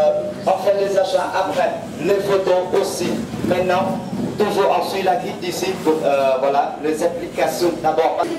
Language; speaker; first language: French; non-native, fluent; Vietnamese